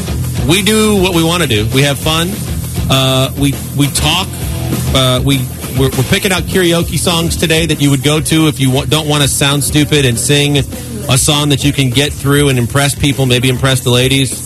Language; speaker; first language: English; native; English